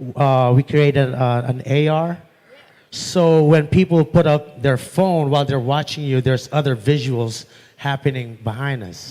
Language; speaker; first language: English; non-native, local second language; Pampanga